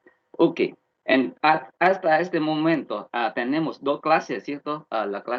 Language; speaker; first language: Spanish; non-native, learner; Vietnamese